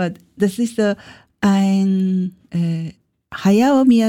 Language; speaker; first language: German; non-native, learner; Japanese